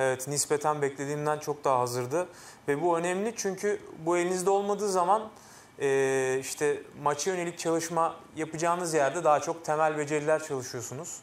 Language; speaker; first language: Turkish; native; Turkish